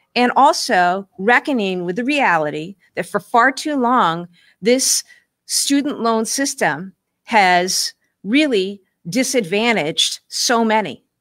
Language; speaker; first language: English; native; English